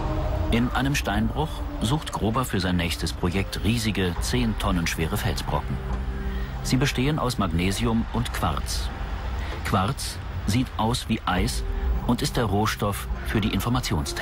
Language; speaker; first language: German; native; German